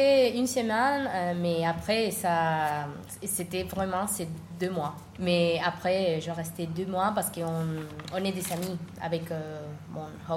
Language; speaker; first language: French; non-native, learner; Spanish